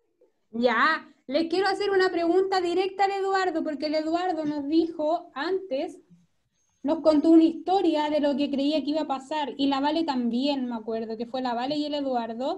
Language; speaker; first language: Spanish; native; Spanish